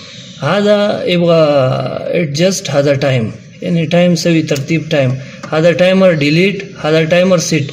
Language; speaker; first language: Arabic; non-native, learner; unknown